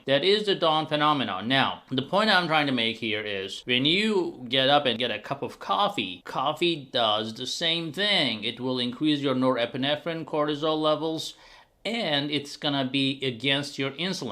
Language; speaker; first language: English; non-native, fluent; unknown